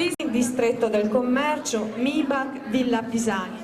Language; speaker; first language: Italian; native; Italian